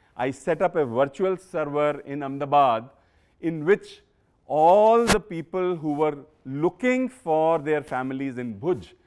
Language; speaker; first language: English; non-native, local second language; Punjabi